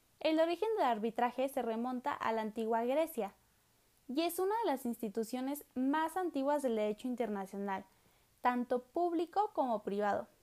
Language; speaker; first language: Spanish; native; Spanish